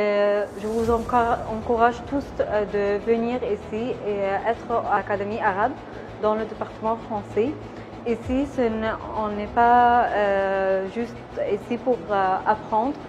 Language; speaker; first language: French; non-native, fluent; Arabic